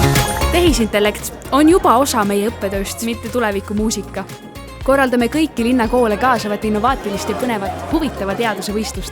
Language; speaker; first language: Estonian; native; Estonian